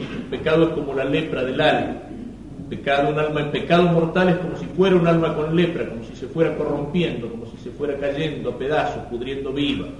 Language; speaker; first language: Spanish; native; Spanish